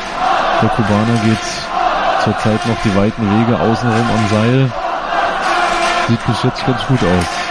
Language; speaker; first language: German; native; German